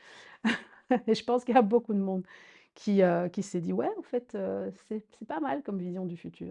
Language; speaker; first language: French; early bilingual, other home language; Rundi